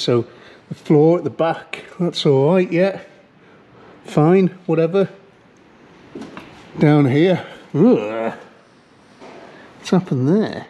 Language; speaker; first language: English; native; English